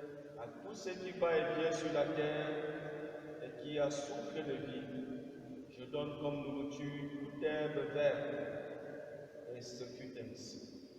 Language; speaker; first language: French; native; French